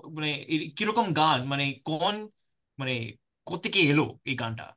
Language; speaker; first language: Bangla; early bilingual, heritage; Bangla